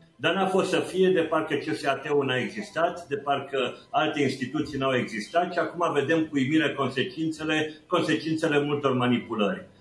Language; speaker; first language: Romanian; native; Romanian